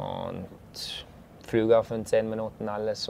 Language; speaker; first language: German; non-native, fluent; Norwegian